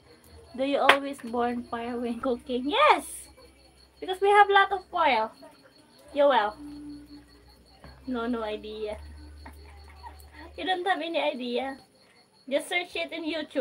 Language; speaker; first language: English; non-native, local second language; Cebuano